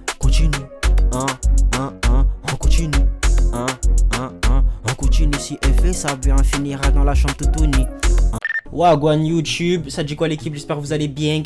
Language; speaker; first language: French; native; French